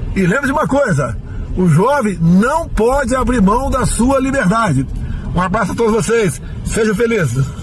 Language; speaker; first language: Portuguese; native; Portuguese